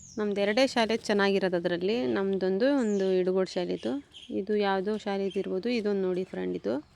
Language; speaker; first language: Kannada; non-native, local second language; Urdu